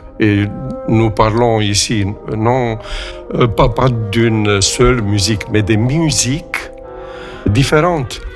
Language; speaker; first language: French; non-native, fluent; Romanian